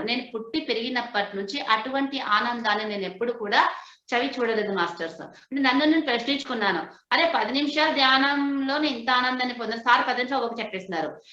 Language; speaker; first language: Telugu; non-native, local second language; Hindi